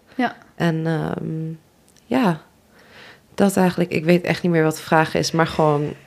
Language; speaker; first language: Dutch; native; Dutch